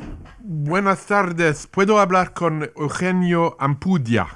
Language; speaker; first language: Spanish; non-native, learner; English